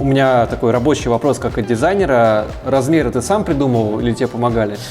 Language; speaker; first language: Russian; native; Russian